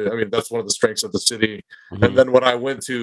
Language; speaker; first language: English; native; English